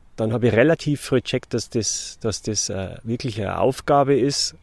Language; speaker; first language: German; native; German